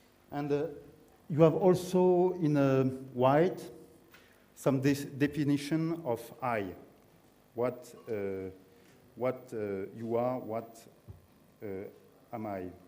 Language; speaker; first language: English; non-native, learner; French